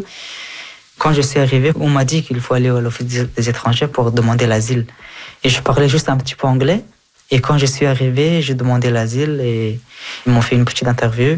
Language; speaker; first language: French; early bilingual, other home language; Persian